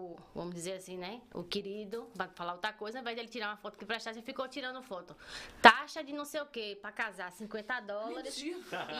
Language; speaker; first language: Portuguese; native; Portuguese